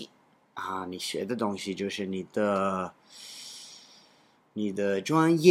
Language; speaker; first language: Chinese; non-native, learner; English